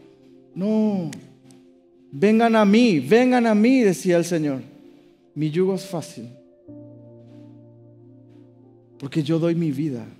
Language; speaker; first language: Spanish; native; Spanish